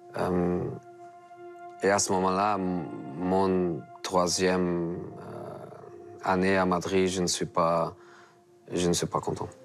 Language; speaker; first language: French; non-native, fluent; Portuguese